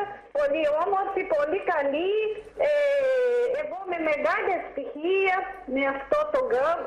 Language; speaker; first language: Greek; non-native, fluent; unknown